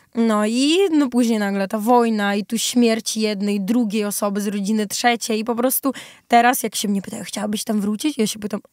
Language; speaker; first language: Polish; early bilingual, other home language; Ukrainian